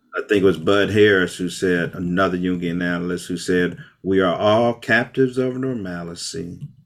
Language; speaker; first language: English; native; English